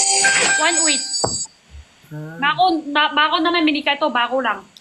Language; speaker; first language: Filipino; non-native, learner; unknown